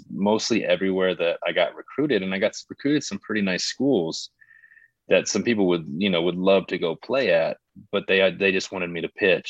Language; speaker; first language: English; native; English